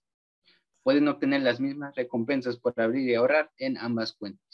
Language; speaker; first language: Spanish; native; Spanish